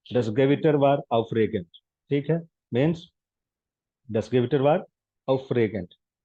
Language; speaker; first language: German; non-native, fluent; Hindi